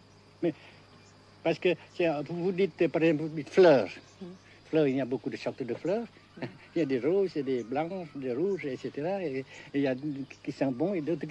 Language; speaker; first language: French; non-native, fluent; Vietnamese